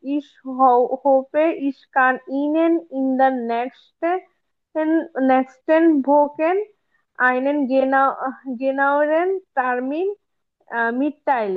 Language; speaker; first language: German; non-native, learner; Bangla